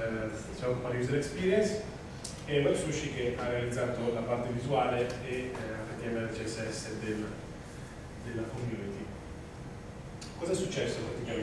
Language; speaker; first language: Italian; native; Italian